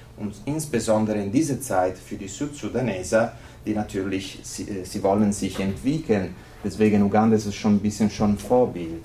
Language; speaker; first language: German; non-native, fluent; Italian